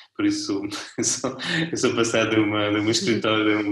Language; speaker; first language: Portuguese; non-native, fluent; Italian